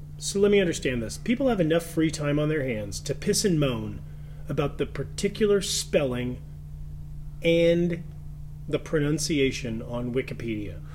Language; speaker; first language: English; native; English